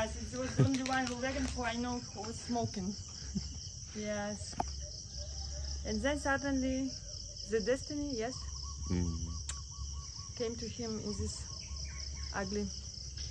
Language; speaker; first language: English; non-native, learner; Russian